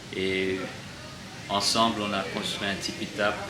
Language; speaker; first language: French; non-native, learner; English